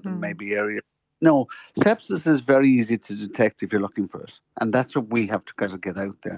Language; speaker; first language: English; native; English